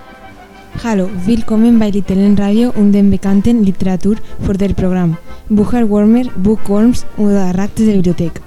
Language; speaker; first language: German; non-native, learner; Spanish